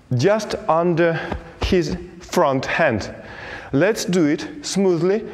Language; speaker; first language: English; non-native, fluent; Belarusian